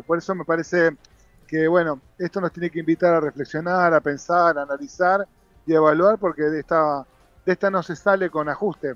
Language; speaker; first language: Spanish; native; Spanish